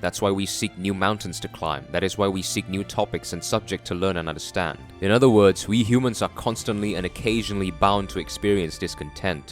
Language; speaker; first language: English; non-native, fluent; Korean